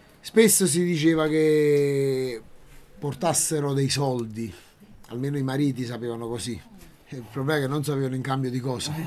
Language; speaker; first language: Italian; native; Italian